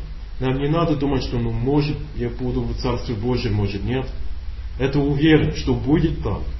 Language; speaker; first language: Russian; non-native, learner; English